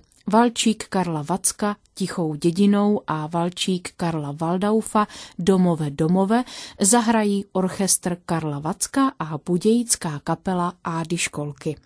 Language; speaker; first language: Czech; native; Czech